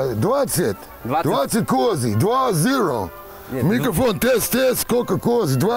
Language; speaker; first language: Russian; non-native, learner; English